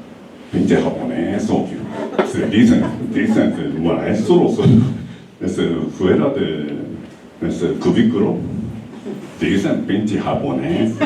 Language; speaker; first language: Spanish; non-native, learner; Japanese